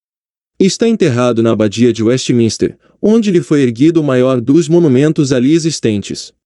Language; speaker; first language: Portuguese; native; Portuguese